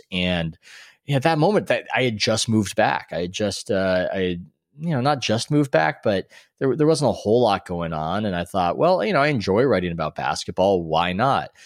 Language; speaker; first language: English; native; English